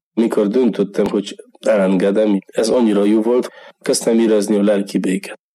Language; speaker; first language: Hungarian; non-native, learner; Polish